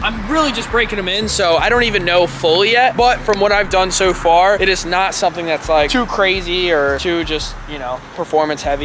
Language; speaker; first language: English; native; English